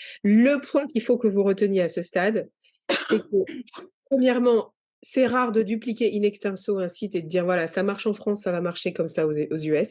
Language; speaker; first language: French; native; French